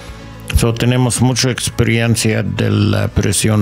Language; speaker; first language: Spanish; non-native, fluent; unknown